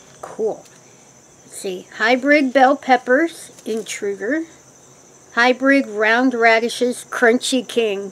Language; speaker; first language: English; native; English